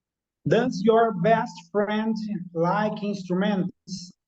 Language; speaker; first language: English; non-native, learner; Portuguese